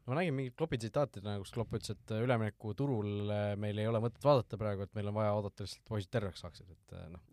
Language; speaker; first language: Estonian; native; Estonian